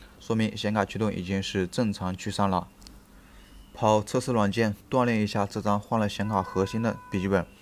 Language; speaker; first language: Chinese; native; Chinese